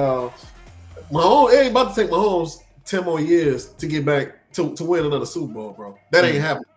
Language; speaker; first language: English; native; English